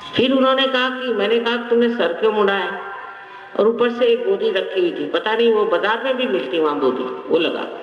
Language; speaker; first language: Hindi; non-native, local second language; Marathi